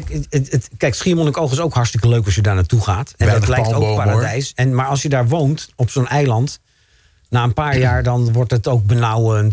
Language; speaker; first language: Dutch; native; Dutch